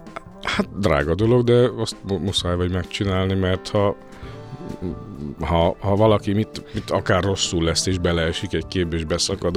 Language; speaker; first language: Hungarian; native; Hungarian